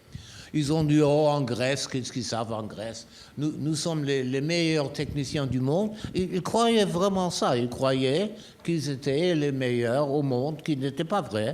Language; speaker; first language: French; non-native, fluent; German